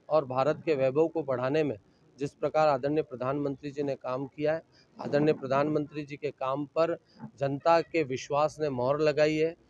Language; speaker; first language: Hindi; native; Hindi